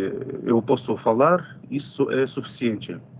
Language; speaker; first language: Portuguese; non-native, fluent; Russian